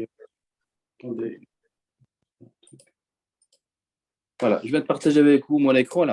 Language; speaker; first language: French; native; French